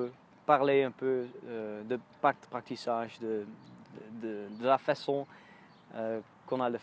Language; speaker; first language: French; non-native, learner; Dutch